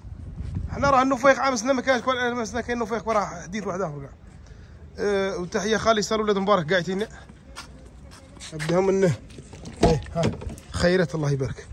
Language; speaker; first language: Arabic; native; Arabic